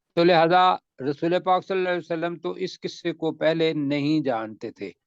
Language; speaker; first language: Urdu; non-native, local second language; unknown